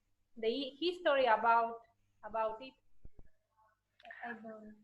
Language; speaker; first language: English; non-native, learner; Russian